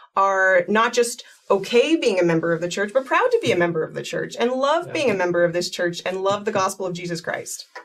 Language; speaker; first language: English; native; English